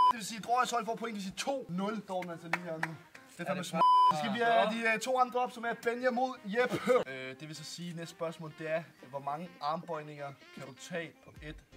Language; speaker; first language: Danish; native; Danish